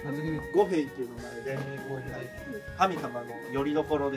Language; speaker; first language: Japanese; non-native, fluent; French